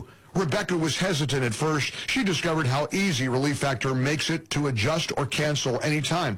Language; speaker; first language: English; native; English